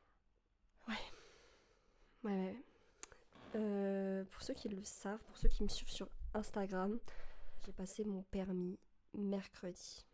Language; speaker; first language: French; native; French